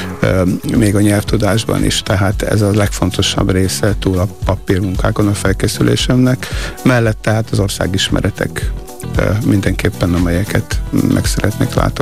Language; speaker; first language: Hungarian; native; Hungarian